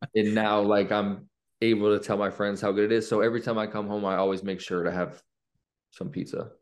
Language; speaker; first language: English; native; English